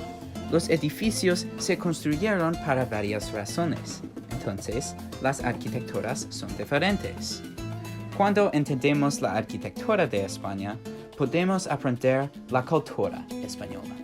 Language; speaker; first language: Spanish; non-native, learner; English